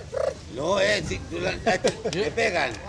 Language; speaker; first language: Spanish; native; Spanish